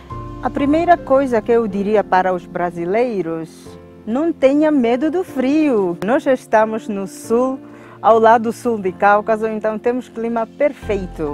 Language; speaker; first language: Portuguese; non-native, fluent; Georgian